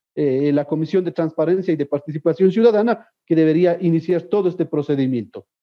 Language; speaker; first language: Spanish; native; Spanish